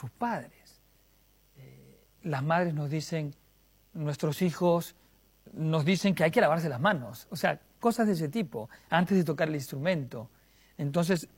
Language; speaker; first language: Spanish; native; Spanish